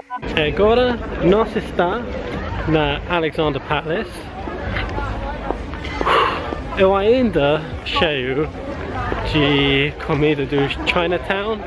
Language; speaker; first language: Portuguese; non-native, learner; English